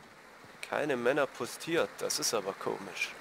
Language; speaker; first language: German; native; German